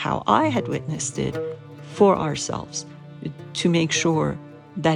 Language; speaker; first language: English; non-native, fluent; Persian